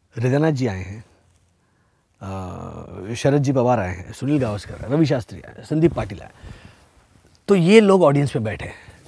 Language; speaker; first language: Hindi; non-native, local second language; Marathi